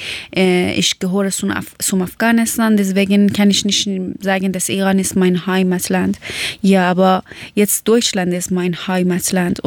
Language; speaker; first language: German; non-native, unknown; Persian